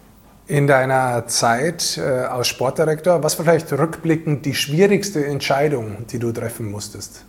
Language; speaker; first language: German; native; German